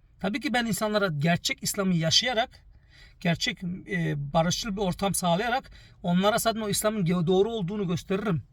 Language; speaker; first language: Turkish; early bilingual, heritage; Turkish